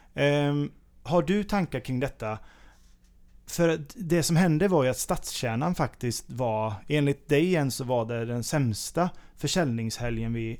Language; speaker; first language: Swedish; native; Swedish